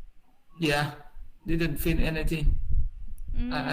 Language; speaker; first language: English; non-native, learner; Vietnamese